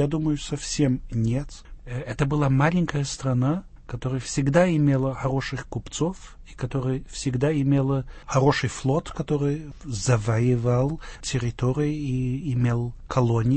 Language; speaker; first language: Russian; non-native, fluent; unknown